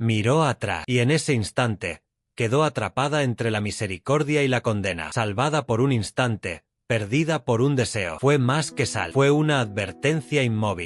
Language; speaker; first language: Spanish; native; Spanish